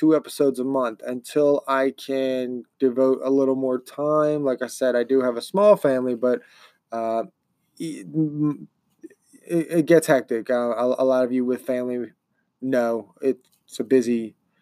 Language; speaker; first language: English; native; English